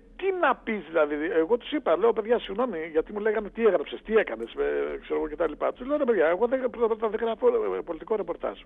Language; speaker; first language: Greek; native; Greek